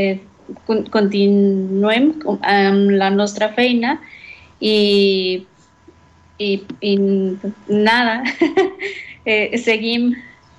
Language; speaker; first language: Catalan; non-native, learner; Spanish